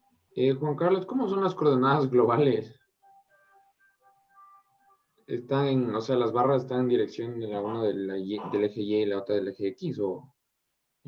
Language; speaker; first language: Spanish; native; Spanish